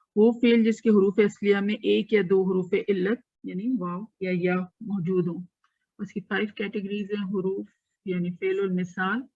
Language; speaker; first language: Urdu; native; Urdu